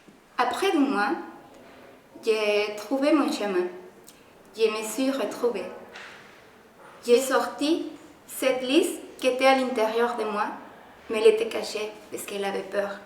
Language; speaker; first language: French; non-native, learner; Spanish